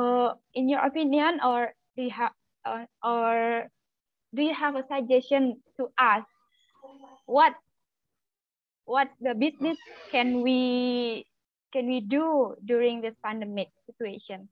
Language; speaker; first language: English; non-native, fluent; Indonesian